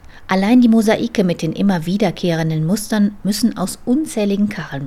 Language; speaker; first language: German; native; German